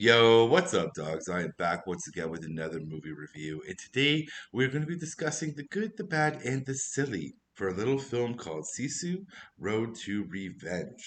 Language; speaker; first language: English; native; English